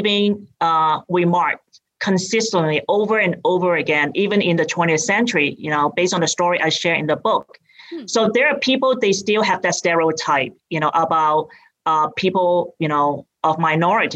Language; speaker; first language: English; native; English